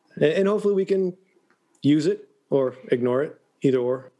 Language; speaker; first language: English; native; English